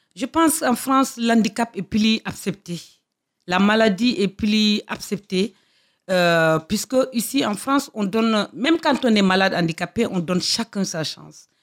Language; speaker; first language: French; non-native, local second language; Fula